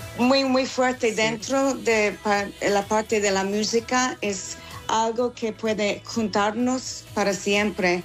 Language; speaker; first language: Spanish; non-native, learner; English